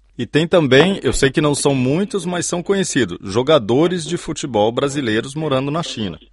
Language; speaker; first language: Portuguese; native; Portuguese